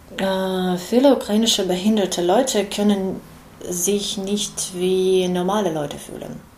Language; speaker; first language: German; non-native, learner; Ukrainian